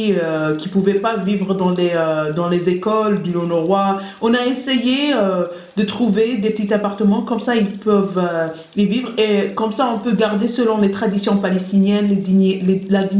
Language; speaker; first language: French; non-native, local second language; Arabic